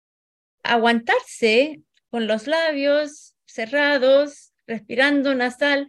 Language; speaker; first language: Spanish; early bilingual, heritage; Spanish